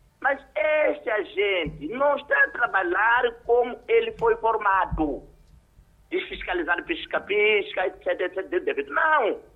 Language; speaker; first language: Portuguese; non-native, local second language; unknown